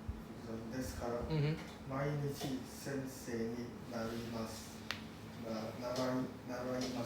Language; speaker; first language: Japanese; non-native, learner; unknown